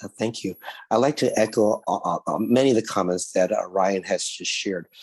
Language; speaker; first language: English; early bilingual, other home language; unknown